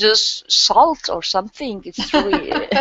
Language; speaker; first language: English; non-native, learner; Turkish